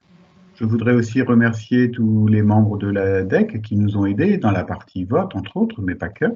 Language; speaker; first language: French; native; French